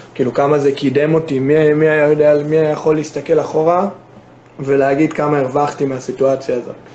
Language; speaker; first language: Hebrew; non-native, fluent; English